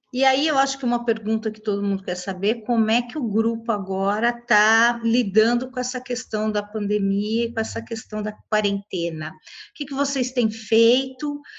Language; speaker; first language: Portuguese; native; Portuguese